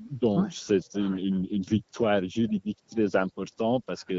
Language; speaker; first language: French; non-native, local second language; Dutch